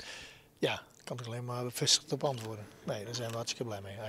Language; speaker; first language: Dutch; native; Dutch